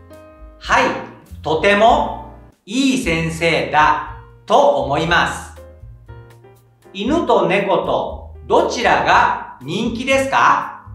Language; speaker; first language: Japanese; non-native, fluent; Indonesian